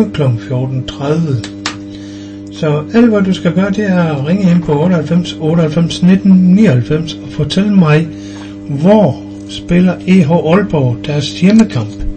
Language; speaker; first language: Danish; native; Danish